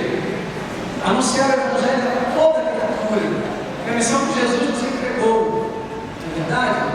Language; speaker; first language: Portuguese; native; Portuguese